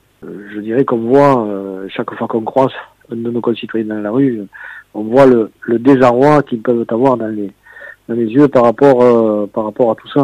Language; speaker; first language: French; native; French